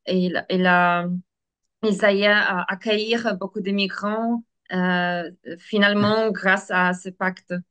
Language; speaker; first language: French; non-native, learner; Polish